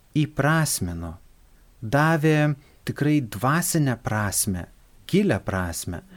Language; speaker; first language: Lithuanian; native; Lithuanian